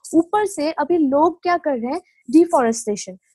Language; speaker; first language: Hindi; non-native, local second language; Assamese